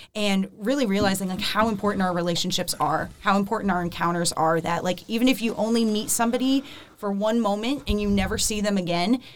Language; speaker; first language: English; native; English